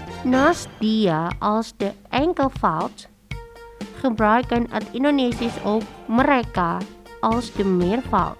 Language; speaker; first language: Dutch; non-native, learner; Indonesian